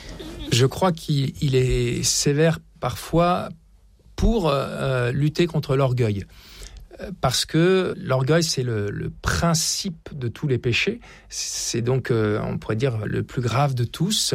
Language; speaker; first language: French; native; French